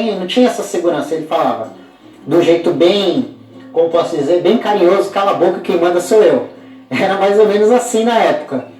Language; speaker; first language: Portuguese; native; Portuguese